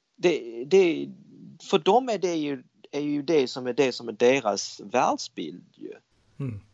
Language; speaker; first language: Swedish; early bilingual, other home language; Cantonese